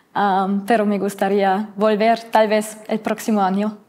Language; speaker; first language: Spanish; non-native, learner; German